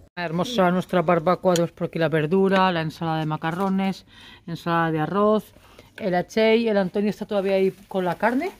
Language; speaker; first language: Spanish; early bilingual, other home language; Arabic